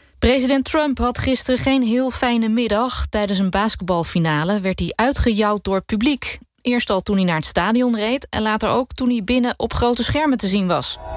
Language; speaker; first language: Dutch; native; Dutch